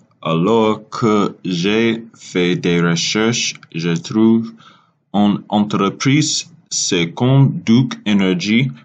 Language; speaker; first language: French; non-native, learner; English